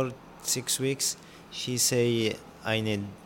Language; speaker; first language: English; non-native, learner; Arabic